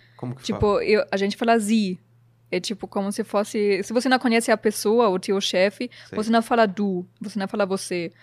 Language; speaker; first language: Portuguese; non-native, fluent; German